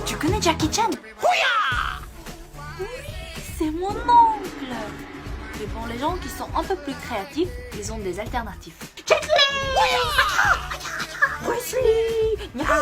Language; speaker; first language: French; non-native, fluent; Korean